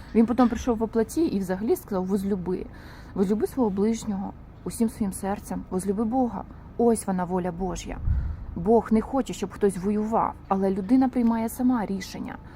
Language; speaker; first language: Ukrainian; non-native, local second language; Russian